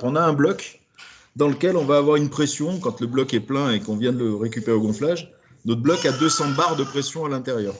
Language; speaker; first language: French; native; French